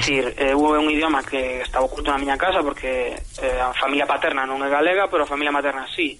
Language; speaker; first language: Galician; non-native, local second language; Spanish